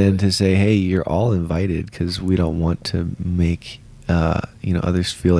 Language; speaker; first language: English; native; English